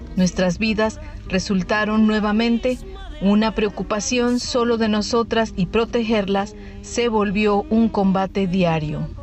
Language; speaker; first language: Spanish; native; Spanish